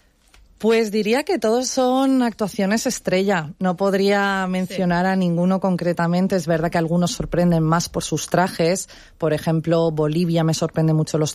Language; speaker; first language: Spanish; native; Spanish